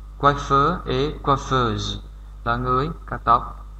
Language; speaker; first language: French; non-native, learner; Vietnamese